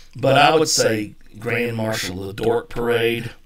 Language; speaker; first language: English; native; English